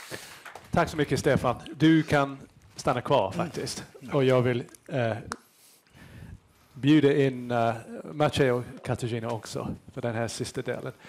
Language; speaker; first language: Swedish; non-native, fluent; English